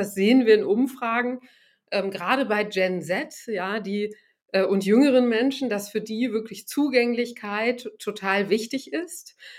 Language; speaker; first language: German; native; German